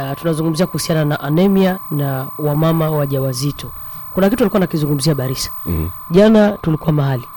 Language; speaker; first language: Swahili; native; Swahili